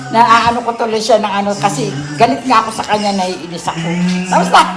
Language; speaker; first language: Filipino; native; Filipino